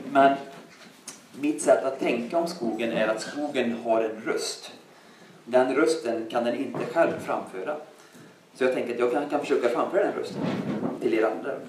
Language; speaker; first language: Swedish; native; Swedish